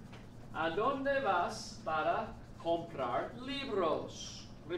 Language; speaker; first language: Spanish; non-native, fluent; English